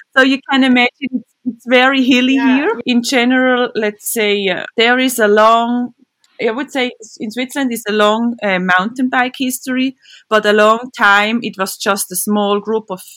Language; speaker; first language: English; non-native, fluent; Swiss German